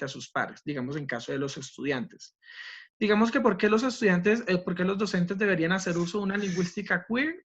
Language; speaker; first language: Spanish; native; Spanish